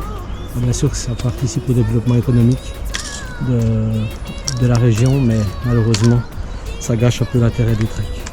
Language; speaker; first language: French; native; French